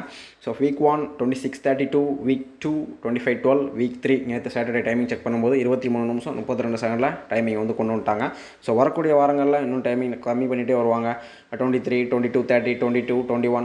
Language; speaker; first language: Tamil; native; Tamil